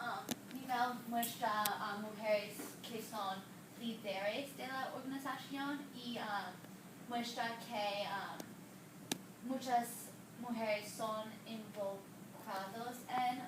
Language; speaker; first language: Spanish; non-native, learner; English